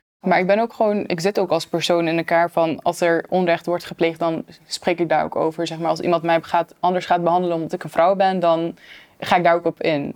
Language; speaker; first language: Dutch; early bilingual, other home language; Turkish